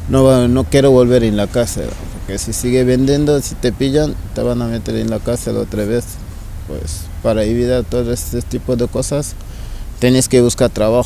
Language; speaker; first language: Spanish; non-native, learner; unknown